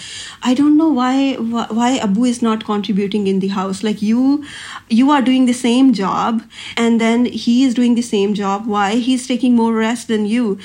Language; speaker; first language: English; non-native, local second language; Punjabi